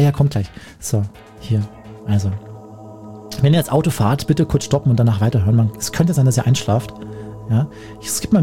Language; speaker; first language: German; native; German